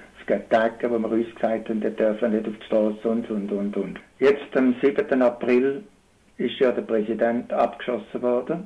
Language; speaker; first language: German; native; German